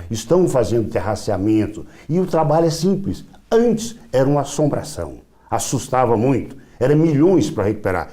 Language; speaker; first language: Portuguese; native; Portuguese